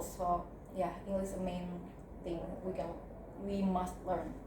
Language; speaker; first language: English; non-native, learner; Indonesian